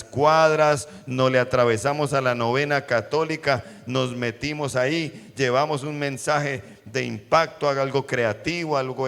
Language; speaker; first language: Spanish; native; Spanish